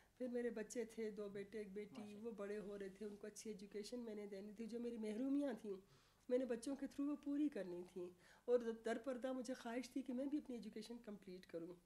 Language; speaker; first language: Urdu; non-native, local second language; Sindhi